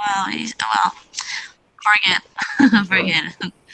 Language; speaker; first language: English; non-native, learner; Spanish